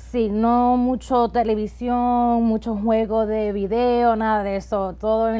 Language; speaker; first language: Spanish; early bilingual, heritage; Spanish